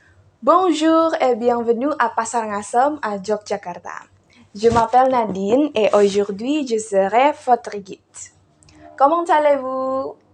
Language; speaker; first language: French; non-native, learner; Indonesian